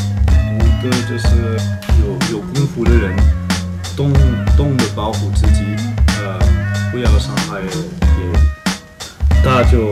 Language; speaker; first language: Chinese; non-native, fluent; French